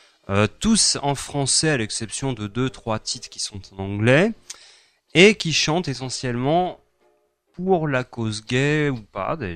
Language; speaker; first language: French; native; French